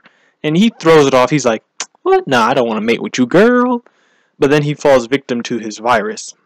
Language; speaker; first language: English; native; English